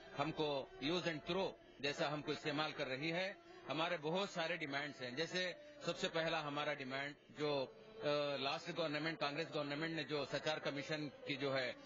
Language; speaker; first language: Urdu; native; Urdu